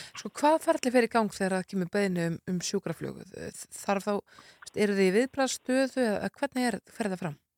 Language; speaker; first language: Icelandic; native; Icelandic